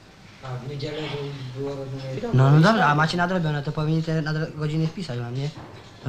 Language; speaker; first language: Polish; native; Polish